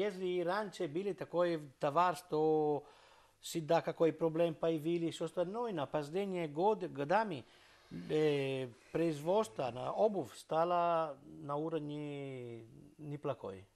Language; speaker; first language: Russian; non-native, learner; Italian